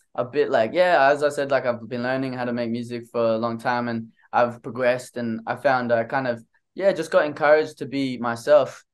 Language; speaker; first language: English; native; English